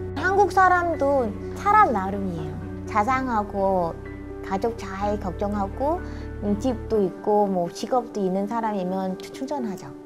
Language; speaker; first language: Korean; non-native, fluent; Vietnamese